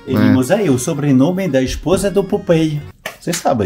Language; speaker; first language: Portuguese; non-native, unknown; French